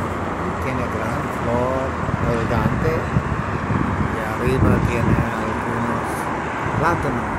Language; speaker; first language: Spanish; non-native, learner; English